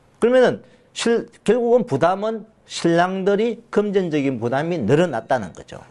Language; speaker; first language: Korean; native; Korean